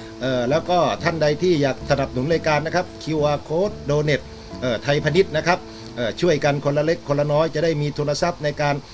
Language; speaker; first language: Thai; native; Thai